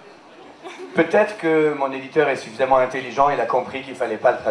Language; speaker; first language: French; native; French